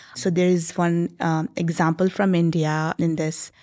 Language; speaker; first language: English; non-native, local second language; Nepali